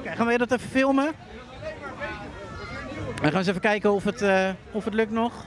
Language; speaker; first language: Dutch; native; Dutch